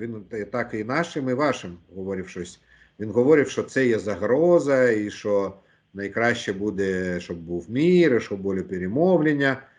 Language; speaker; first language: Ukrainian; non-native, local second language; Russian